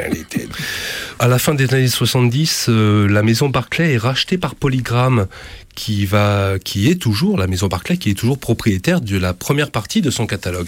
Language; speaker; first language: French; native; French